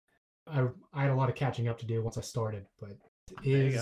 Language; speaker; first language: English; native; English